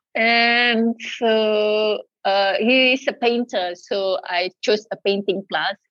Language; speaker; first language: English; non-native, local second language; Malay